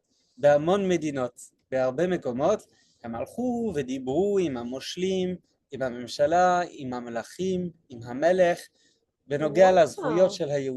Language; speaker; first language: Hebrew; non-native, fluent; French